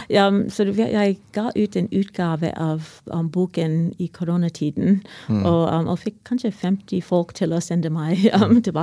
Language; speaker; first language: Norwegian; non-native, fluent; English